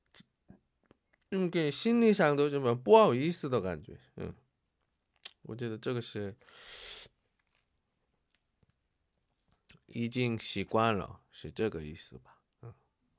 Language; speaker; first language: Chinese; non-native, learner; Korean